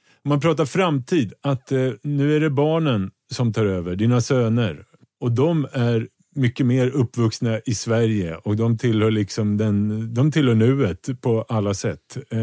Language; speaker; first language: Swedish; native; Swedish